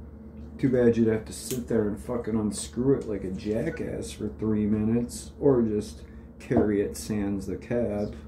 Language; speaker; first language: English; native; English